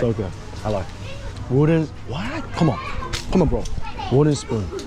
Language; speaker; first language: English; non-native, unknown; Korean